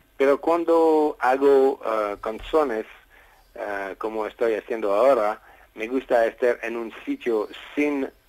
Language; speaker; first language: Spanish; non-native, fluent; French